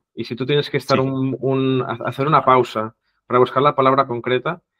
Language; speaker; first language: Spanish; non-native, local second language; Catalan